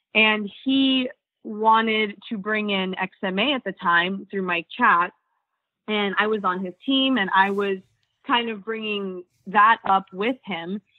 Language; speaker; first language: English; native; English